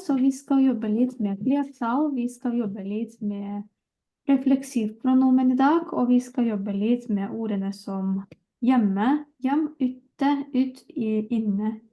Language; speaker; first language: Norwegian; non-native, fluent; Lithuanian